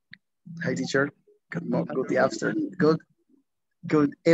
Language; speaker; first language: English; non-native, learner; Spanish